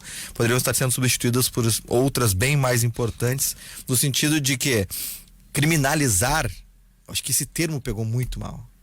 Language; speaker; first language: Portuguese; native; Portuguese